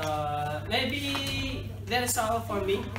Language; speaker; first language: English; non-native, learner; Indonesian